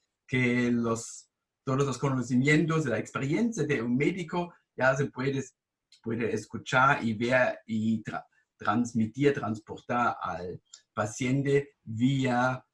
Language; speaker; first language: Spanish; non-native, fluent; German